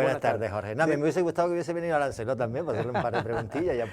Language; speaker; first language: Spanish; native; Spanish